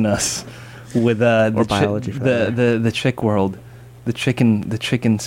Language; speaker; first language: English; native; English